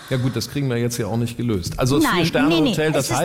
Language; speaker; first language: German; native; German